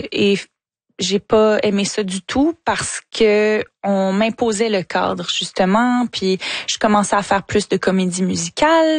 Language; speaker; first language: French; native; French